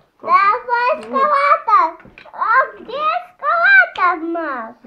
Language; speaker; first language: Russian; native; Russian